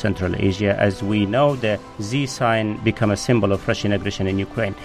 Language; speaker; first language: English; non-native, fluent; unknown